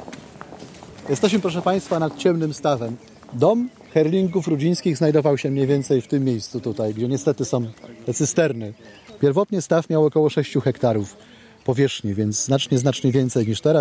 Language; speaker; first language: Polish; native; Polish